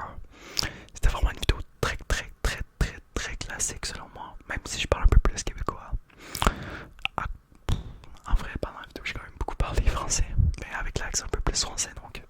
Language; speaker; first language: French; native; French